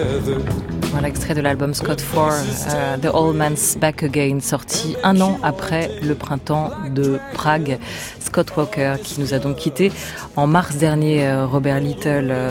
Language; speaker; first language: French; native; French